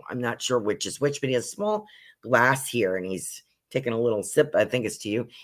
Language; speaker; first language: English; native; English